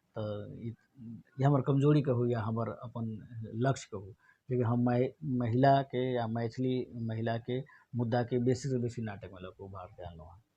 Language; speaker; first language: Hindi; non-native, local second language; Maithili